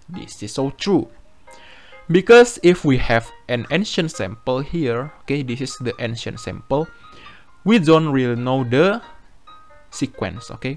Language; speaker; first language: English; non-native, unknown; Indonesian